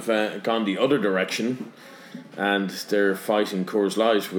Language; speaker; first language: English; native; English